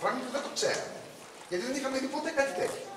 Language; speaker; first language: Greek; native; Greek